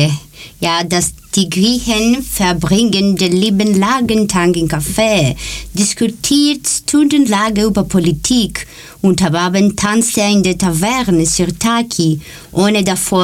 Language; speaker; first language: German; non-native, learner; Greek